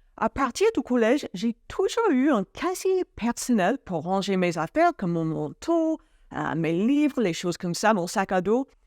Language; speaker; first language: French; non-native, fluent; English